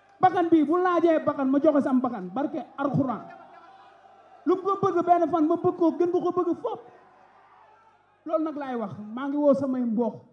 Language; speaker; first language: Wolof; non-native, local second language; Serer